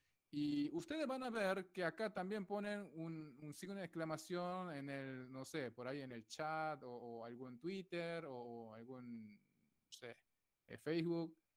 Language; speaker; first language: Spanish; non-native, fluent; Korean